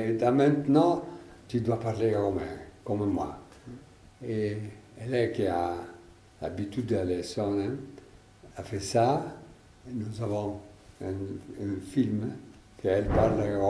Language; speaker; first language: French; non-native, learner; Italian